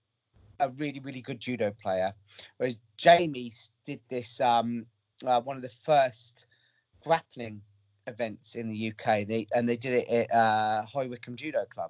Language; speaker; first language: English; native; English